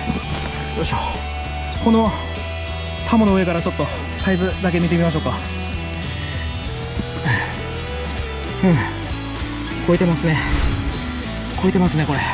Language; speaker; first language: Japanese; native; Japanese